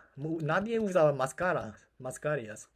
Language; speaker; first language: Spanish; non-native, learner; Korean